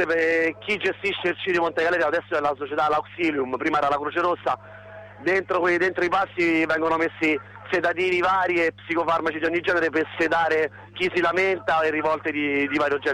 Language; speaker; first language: Italian; native; Italian